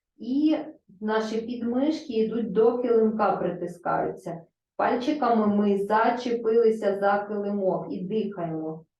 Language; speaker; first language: Ukrainian; non-native, local second language; Russian